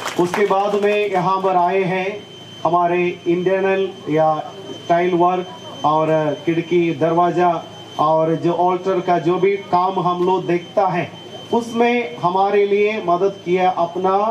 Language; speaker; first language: Hindi; non-native, local second language; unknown